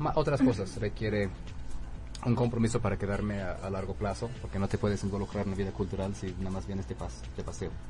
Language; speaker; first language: Spanish; non-native, fluent; English